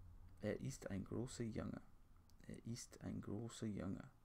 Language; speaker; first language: German; non-native, learner; English